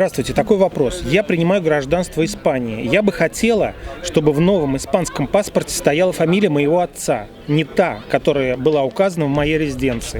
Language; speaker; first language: Russian; native; Russian